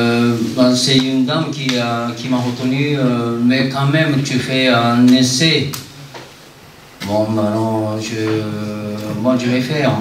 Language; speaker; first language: French; non-native, fluent; Japanese